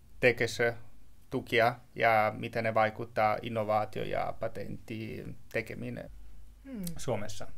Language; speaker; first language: Finnish; non-native, learner; Italian